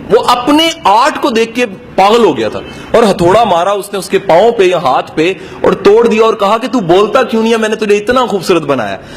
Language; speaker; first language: Urdu; non-native, local second language; Punjabi